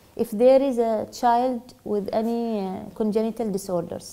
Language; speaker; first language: English; non-native, fluent; Arabic